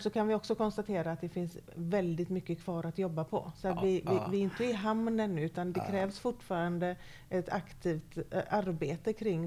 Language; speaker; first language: Swedish; native; Swedish